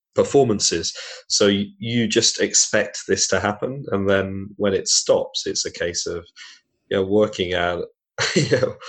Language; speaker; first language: English; native; English